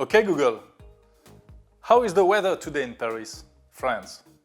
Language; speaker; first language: English; non-native, fluent; French